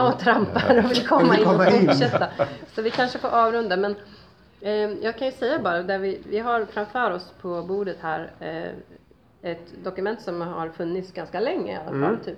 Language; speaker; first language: Swedish; native; Swedish